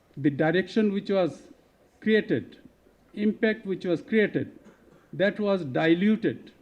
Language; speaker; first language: English; non-native, local second language; Bangla